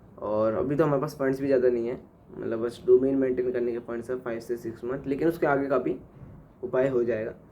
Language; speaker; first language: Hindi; native; Hindi